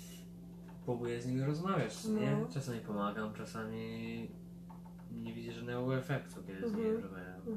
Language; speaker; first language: Polish; early bilingual, heritage; Polish